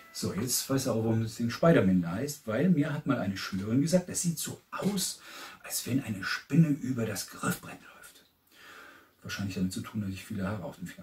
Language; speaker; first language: German; native; German